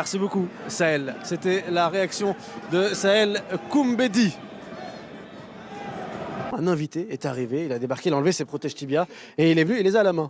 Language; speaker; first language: French; native; French